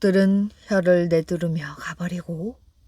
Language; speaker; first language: Korean; native; Korean